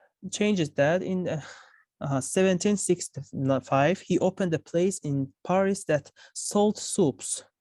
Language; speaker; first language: English; non-native, fluent; Azerbaijani